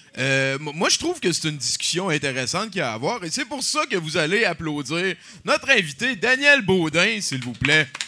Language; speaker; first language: French; native; French